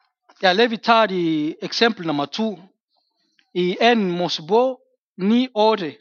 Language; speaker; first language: Danish; non-native, fluent; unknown